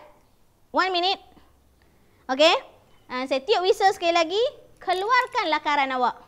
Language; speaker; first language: Malay; native; Malay